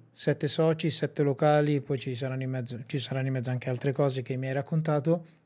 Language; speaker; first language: Italian; native; Italian